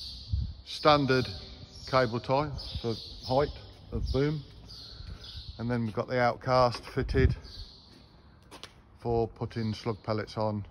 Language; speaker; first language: English; native; English